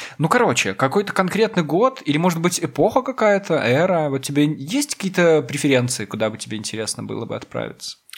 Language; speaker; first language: Russian; native; Russian